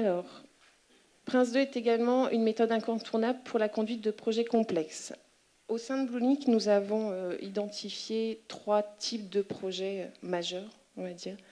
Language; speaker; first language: French; native; French